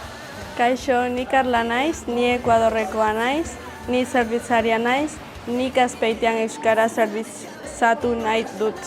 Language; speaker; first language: Basque; non-native, learner; Spanish